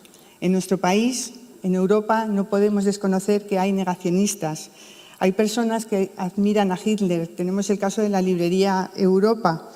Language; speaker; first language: Spanish; native; Spanish